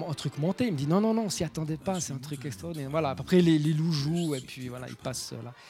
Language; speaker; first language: French; native; French